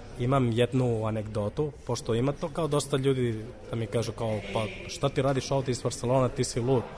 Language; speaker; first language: Serbian; non-native, fluent; Catalan